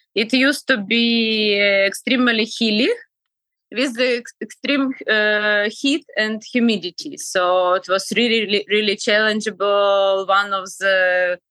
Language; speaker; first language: English; non-native, fluent; Ukrainian